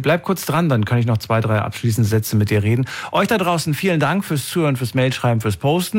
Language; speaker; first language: German; native; German